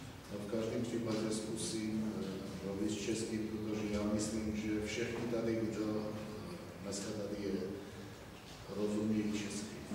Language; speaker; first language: Czech; non-native, fluent; Armenian